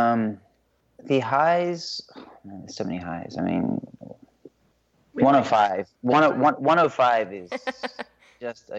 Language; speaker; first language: English; native; English